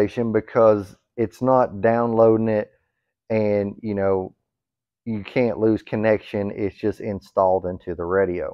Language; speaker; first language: English; native; English